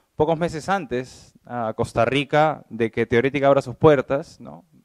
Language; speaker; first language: Spanish; native; Spanish